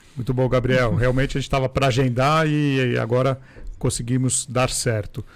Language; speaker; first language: Portuguese; native; Portuguese